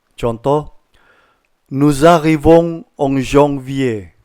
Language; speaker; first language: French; non-native, fluent; Indonesian